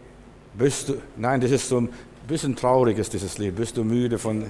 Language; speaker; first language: German; native; German